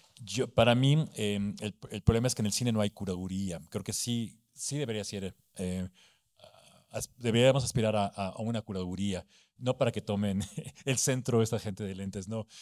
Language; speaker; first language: Spanish; native; Spanish